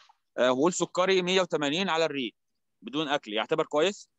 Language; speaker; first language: Arabic; native; Arabic